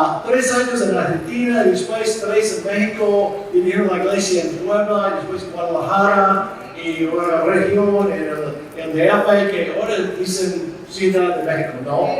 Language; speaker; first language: Spanish; non-native, fluent; English